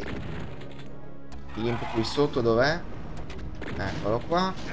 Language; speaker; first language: Italian; native; Italian